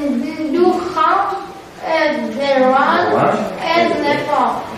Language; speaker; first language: French; non-native, learner; Russian